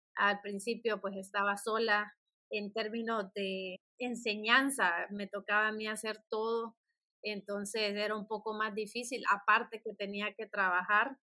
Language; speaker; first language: Spanish; native; Spanish